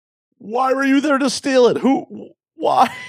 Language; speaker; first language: English; native; English